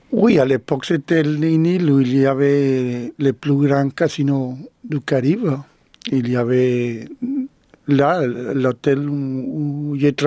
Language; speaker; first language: French; non-native, fluent; Spanish